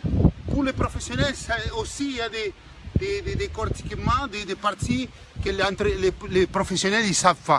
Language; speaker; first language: French; non-native, fluent; Spanish